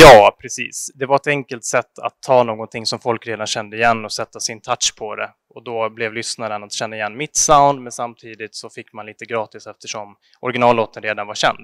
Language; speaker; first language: Swedish; native; Swedish